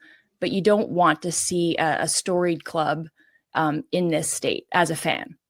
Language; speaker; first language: English; native; English